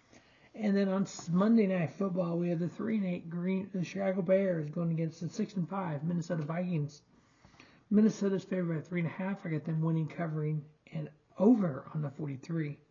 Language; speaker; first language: English; native; English